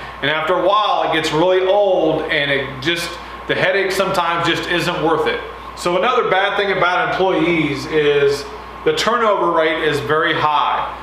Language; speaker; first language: English; native; English